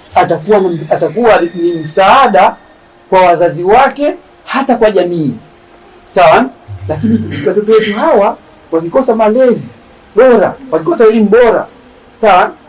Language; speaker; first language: Swahili; native; Swahili